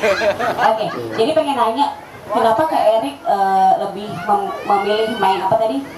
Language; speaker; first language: Indonesian; native; Indonesian